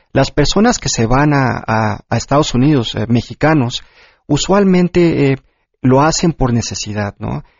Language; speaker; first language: Spanish; early bilingual, heritage; Spanish